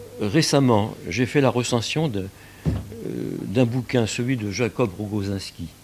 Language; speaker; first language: French; early bilingual, other home language; Yiddish